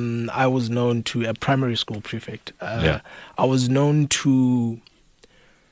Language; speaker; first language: English; non-native, local second language; North Ndebele